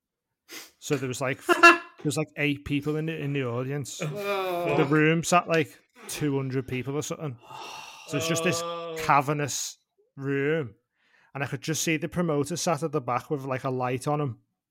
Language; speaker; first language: English; native; English